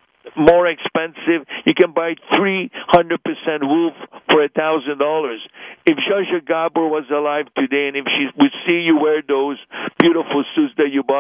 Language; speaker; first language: English; non-native, fluent; Hungarian